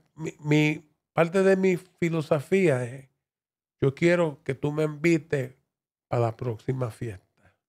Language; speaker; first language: Spanish; early bilingual, heritage; Spanish